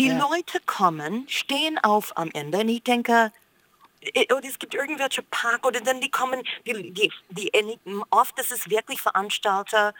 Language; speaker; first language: German; non-native, fluent; English